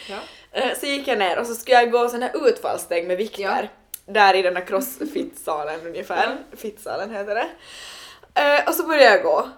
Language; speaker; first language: Swedish; native; Swedish